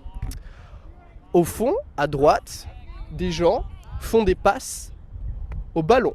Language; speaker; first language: French; native; French